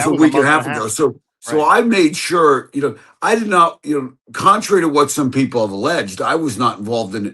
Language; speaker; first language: English; native; English